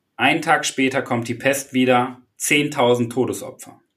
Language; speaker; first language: German; native; German